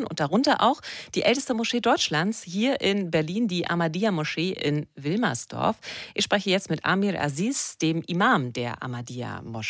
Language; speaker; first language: German; native; German